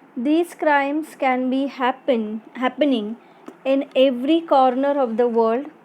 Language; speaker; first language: English; non-native, local second language; Marathi